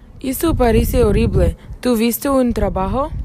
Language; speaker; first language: Spanish; non-native, learner; English